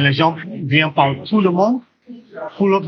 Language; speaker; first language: French; non-native, learner; English